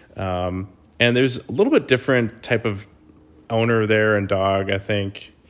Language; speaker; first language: English; native; English